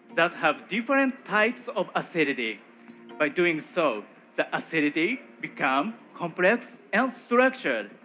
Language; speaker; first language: English; non-native, learner; Japanese